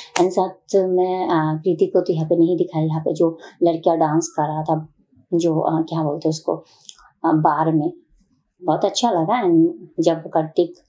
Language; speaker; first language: Hindi; non-native, learner; Bangla